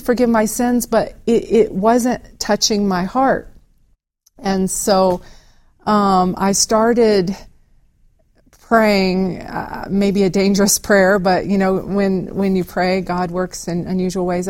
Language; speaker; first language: English; native; English